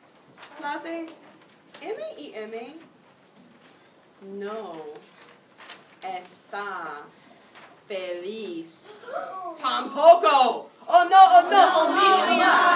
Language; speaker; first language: Spanish; non-native, fluent; English